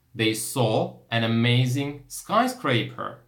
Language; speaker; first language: English; non-native, fluent; Russian